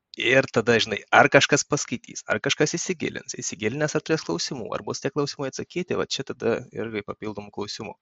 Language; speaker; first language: Lithuanian; native; Lithuanian